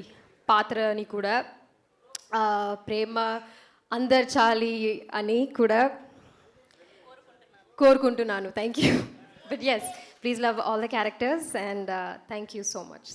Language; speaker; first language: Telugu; non-native, learner; Malayalam